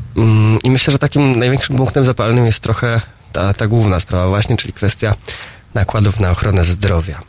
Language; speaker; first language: Polish; native; Polish